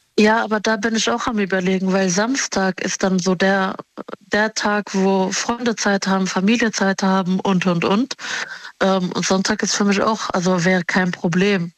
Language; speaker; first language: German; early bilingual, other home language; Arabic